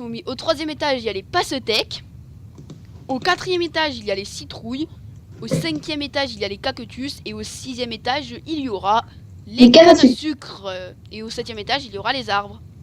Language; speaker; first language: French; native; French